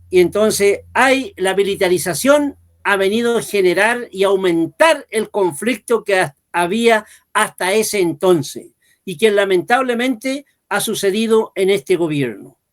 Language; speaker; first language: Spanish; non-native, local second language; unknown